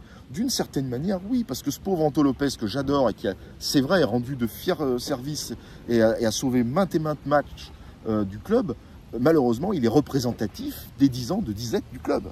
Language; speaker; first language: French; native; French